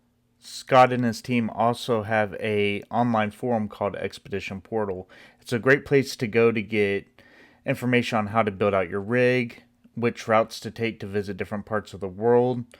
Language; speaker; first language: English; native; English